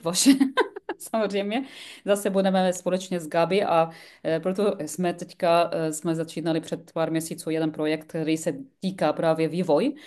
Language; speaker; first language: Czech; non-native, fluent; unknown